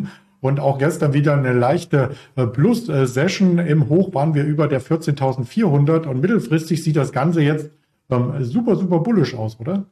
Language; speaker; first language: German; native; German